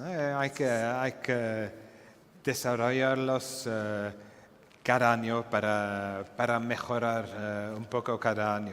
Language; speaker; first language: Spanish; non-native, fluent; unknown